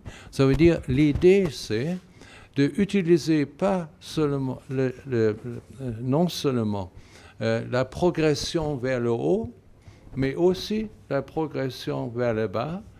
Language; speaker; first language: French; non-native, fluent; German